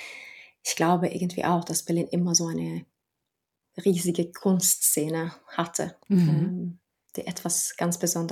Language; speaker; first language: German; non-native, fluent; Norwegian